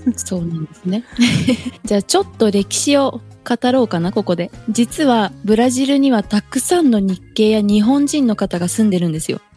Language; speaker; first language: Japanese; early bilingual, other home language; Portuguese